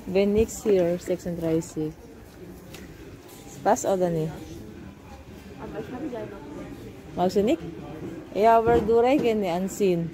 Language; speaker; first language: German; non-native, learner; Filipino